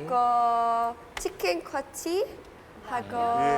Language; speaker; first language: Korean; non-native, learner; Polish